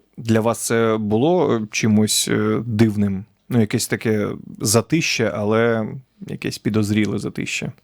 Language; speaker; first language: Ukrainian; native; Ukrainian